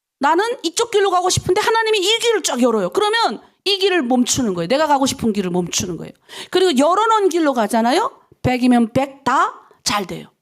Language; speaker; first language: Korean; native; Korean